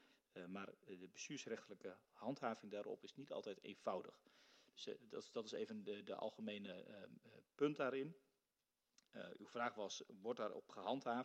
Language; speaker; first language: Dutch; native; Dutch